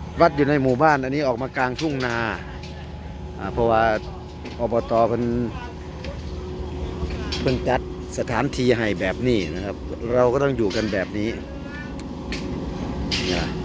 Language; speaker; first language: Thai; non-native, local second language; Northeastern Thai